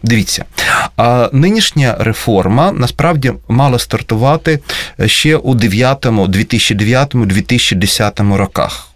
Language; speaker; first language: Ukrainian; native; Ukrainian